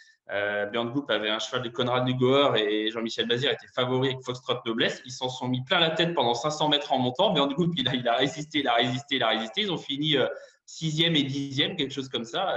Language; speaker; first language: French; native; French